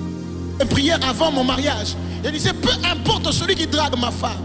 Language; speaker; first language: French; non-native, local second language; Lingala